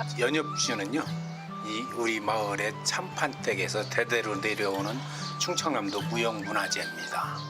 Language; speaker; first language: Korean; native; Korean